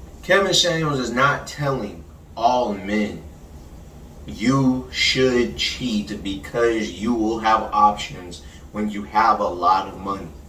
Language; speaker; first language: English; native; English